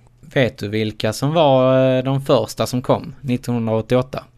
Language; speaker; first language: Swedish; native; Swedish